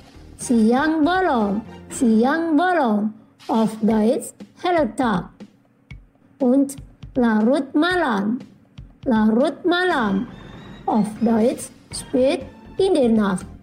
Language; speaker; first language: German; non-native, fluent; Indonesian